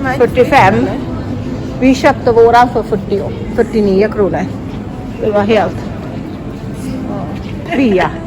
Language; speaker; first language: Swedish; non-native, learner; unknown